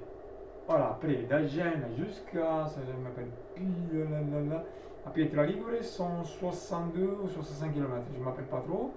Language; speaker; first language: French; non-native, learner; Italian